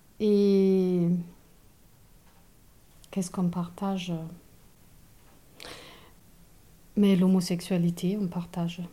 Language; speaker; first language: French; non-native, fluent; German